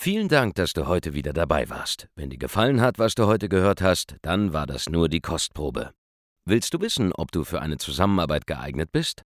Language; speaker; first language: German; native; German